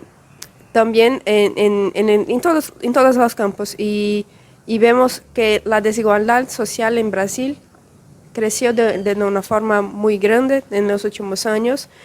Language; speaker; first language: Spanish; non-native, fluent; Portuguese